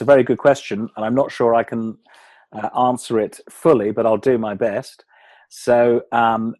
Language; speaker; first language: English; native; English